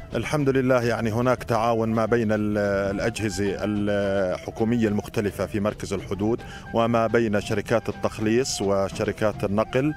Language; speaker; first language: Arabic; native; Arabic